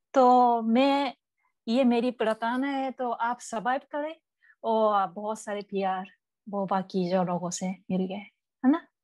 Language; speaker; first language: Hindi; non-native, learner; Japanese